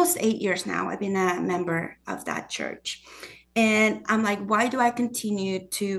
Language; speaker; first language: English; non-native, fluent; Spanish